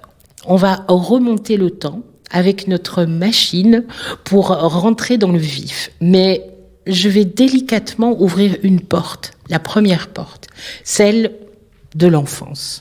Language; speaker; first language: French; native; French